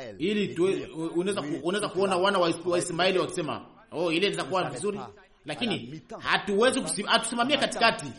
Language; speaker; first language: Swahili; native; Swahili